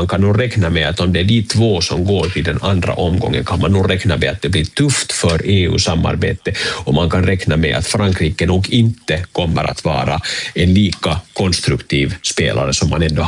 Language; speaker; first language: Swedish; native; Swedish